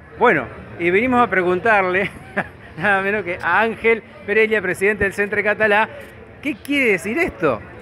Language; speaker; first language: Spanish; native; Spanish